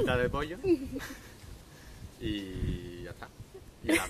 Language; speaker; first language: Spanish; early bilingual, other home language; Chinese